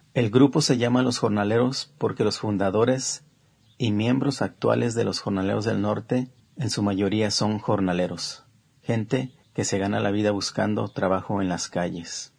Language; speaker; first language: Spanish; native; Spanish